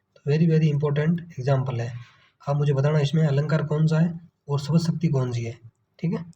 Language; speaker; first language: Hindi; native; Hindi